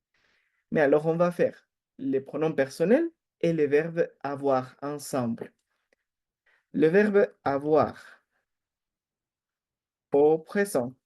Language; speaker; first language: French; non-native, fluent; Spanish